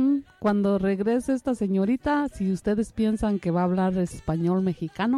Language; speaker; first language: Spanish; native; Spanish